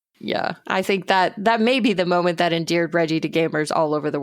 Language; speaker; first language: English; native; English